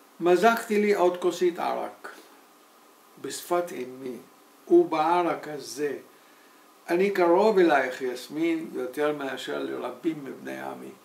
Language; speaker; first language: Hebrew; early bilingual, other home language; Arabic